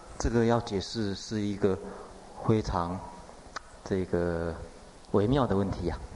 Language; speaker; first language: Chinese; native; Chinese